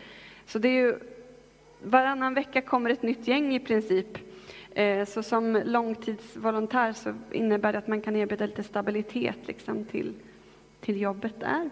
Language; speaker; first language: Swedish; native; Swedish